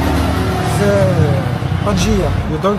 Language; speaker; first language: English; non-native, learner; Arabic